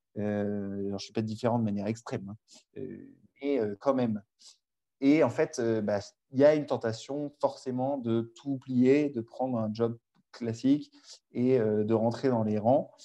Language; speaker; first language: French; native; French